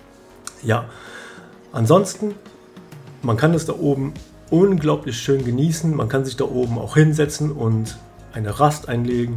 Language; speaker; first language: German; native; German